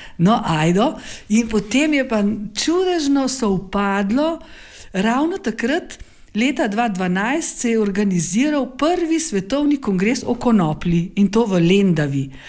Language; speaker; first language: Slovenian; native; Slovenian